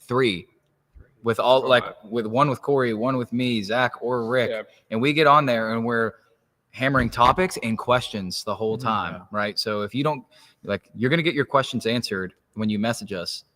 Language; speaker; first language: English; native; English